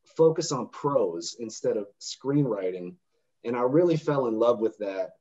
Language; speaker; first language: English; native; English